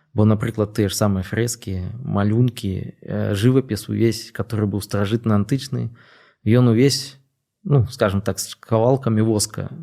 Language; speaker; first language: Belarusian; non-native, local second language; Russian